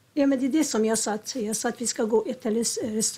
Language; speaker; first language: Swedish; non-native, learner; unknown